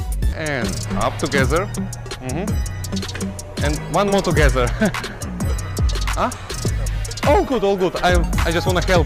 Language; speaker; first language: English; non-native, learner; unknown